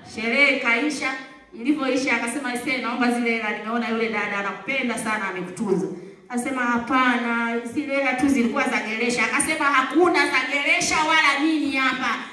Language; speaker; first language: Swahili; native; Swahili